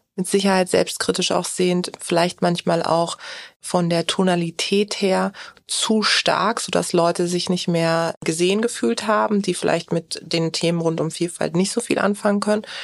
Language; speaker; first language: German; early bilingual, other home language; Turkish